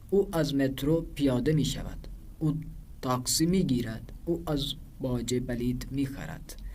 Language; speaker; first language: Persian; non-native, fluent; Urdu